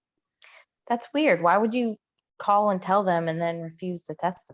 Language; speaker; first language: English; native; English